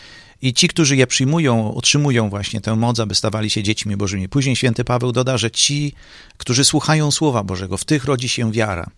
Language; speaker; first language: Polish; native; Polish